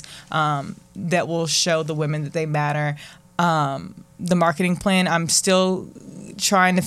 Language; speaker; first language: English; native; English